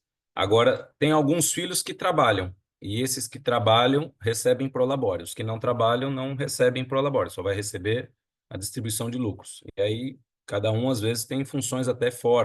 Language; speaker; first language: Portuguese; native; Portuguese